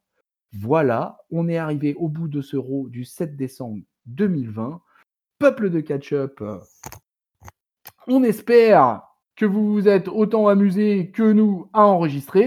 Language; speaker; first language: French; native; French